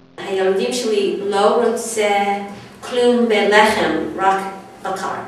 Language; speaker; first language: Hebrew; non-native, learner; English